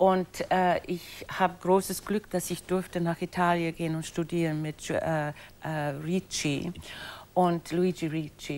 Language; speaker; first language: German; non-native, fluent; English